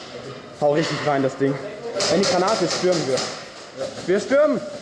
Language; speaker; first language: German; native; German